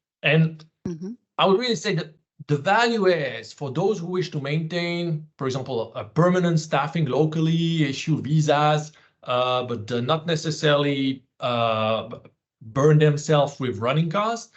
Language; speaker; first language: English; non-native, fluent; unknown